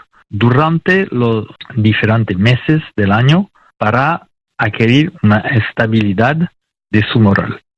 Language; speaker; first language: Spanish; non-native, fluent; French